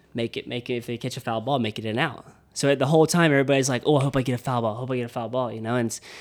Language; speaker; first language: English; native; English